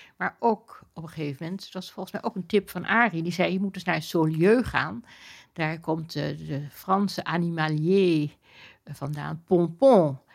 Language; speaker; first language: Dutch; native; Dutch